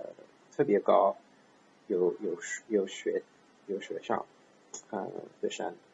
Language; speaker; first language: Chinese; non-native, learner; English